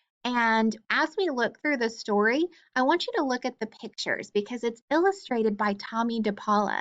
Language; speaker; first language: English; native; English